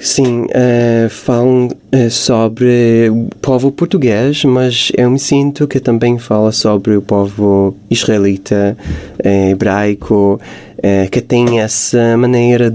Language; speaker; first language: Portuguese; non-native, fluent; Hebrew